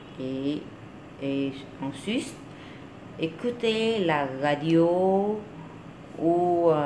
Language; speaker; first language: French; non-native, learner; Vietnamese